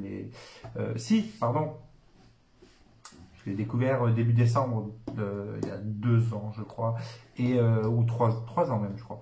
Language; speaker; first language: French; native; French